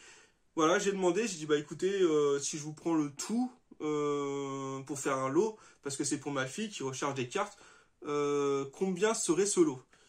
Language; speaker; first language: French; native; French